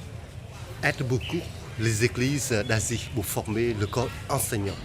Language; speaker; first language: French; non-native, fluent; Vietnamese